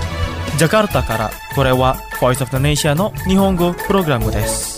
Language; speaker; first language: Japanese; non-native, fluent; Indonesian